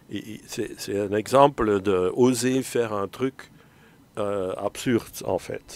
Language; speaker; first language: French; non-native, fluent; Dutch